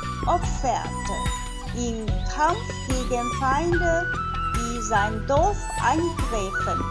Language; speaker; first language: German; non-native, fluent; Chinese